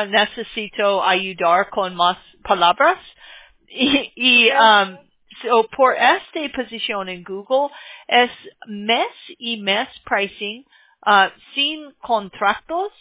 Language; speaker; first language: Spanish; non-native, learner; English